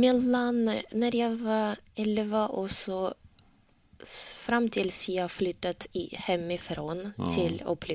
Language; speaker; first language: Swedish; non-native, learner; Russian